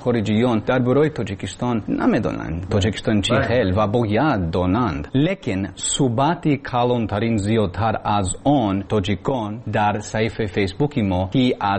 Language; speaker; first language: Persian; non-native, learner; English